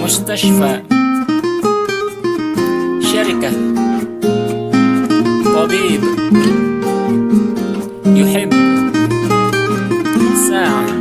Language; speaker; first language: Arabic; non-native, fluent; Indonesian